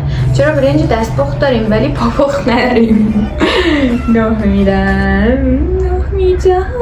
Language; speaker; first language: Persian; native; Persian